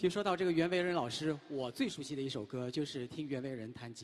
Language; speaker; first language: Chinese; native; Chinese